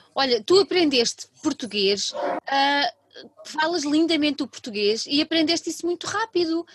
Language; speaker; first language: Portuguese; native; Portuguese